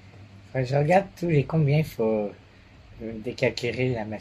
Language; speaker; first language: French; native; French